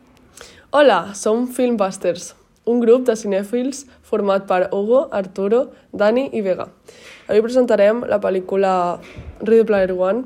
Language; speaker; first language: Catalan; native; Catalan